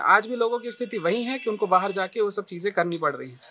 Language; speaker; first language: Hindi; native; Hindi